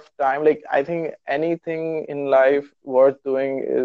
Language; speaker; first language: English; non-native, local second language; Urdu